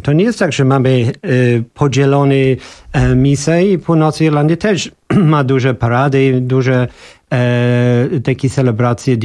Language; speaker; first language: Polish; non-native, learner; English